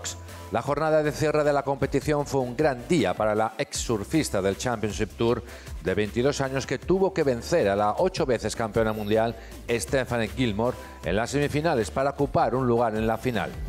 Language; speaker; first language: Spanish; native; Spanish